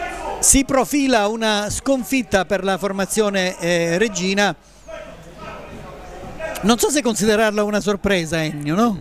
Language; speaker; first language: Italian; native; Italian